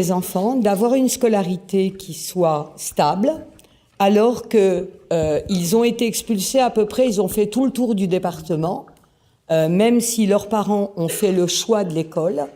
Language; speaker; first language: French; native; French